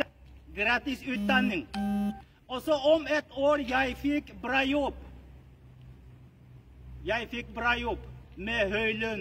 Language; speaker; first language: Norwegian; non-native, learner; Uyghur